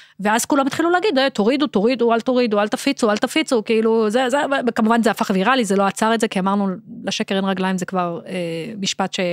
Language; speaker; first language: Hebrew; native; Hebrew